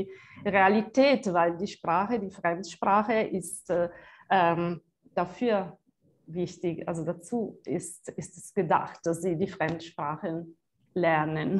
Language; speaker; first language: German; non-native, fluent; Italian